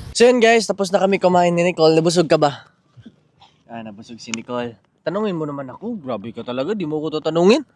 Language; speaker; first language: Filipino; native; Filipino